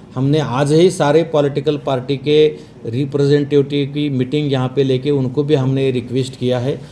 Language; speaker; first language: Hindi; non-native, local second language; Marathi